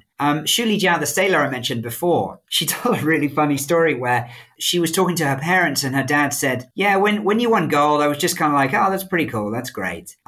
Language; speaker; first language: English; native; English